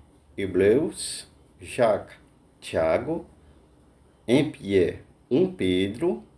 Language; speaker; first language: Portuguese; non-native, fluent; Haitian Creole